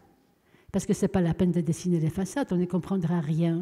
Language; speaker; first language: French; non-native, fluent; Polish